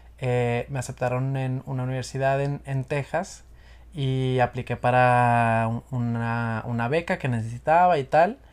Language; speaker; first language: Spanish; native; Spanish